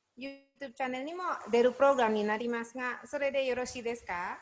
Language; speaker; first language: Japanese; non-native, learner; Indonesian